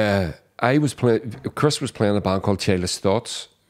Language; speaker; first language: English; native; English